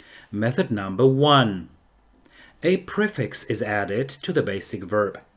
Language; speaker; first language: English; non-native, fluent; Polish